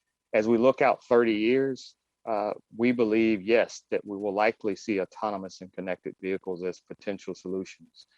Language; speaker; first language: English; native; English